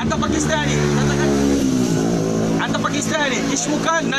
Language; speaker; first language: Arabic; non-native, learner; Malay